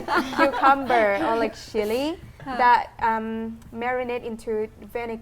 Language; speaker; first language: English; non-native, fluent; Thai